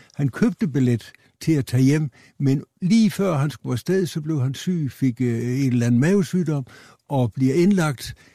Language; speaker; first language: Danish; native; Danish